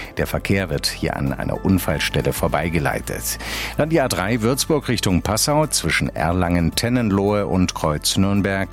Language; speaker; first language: German; native; German